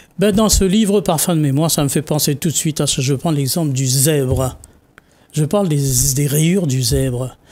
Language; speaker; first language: French; non-native, local second language; Réunion Creole French